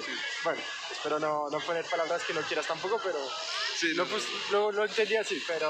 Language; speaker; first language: Spanish; non-native, fluent; French